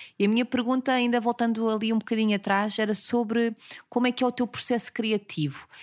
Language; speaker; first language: Portuguese; native; Portuguese